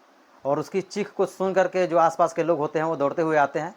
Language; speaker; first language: Hindi; native; Hindi